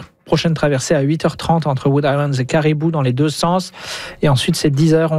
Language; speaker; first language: French; native; French